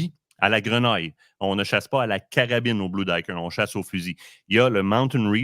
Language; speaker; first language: French; native; French